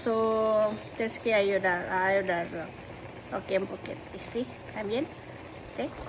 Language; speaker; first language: Spanish; non-native, learner; Filipino